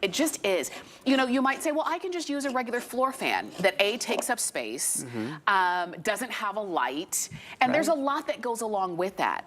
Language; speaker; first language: English; native; English